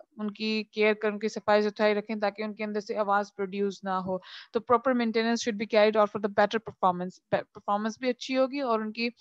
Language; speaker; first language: Urdu; non-native, local second language; Punjabi